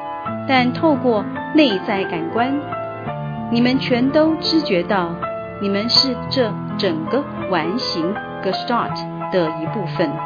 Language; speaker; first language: Chinese; native; Chinese